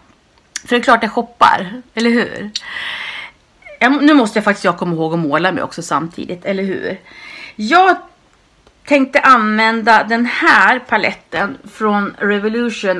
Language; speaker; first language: Swedish; native; Swedish